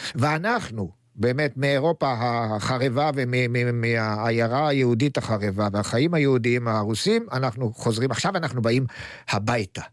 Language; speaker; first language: Hebrew; native; Hebrew